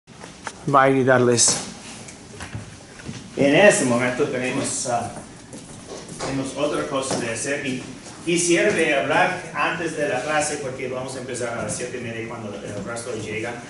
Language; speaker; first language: Spanish; non-native, fluent; English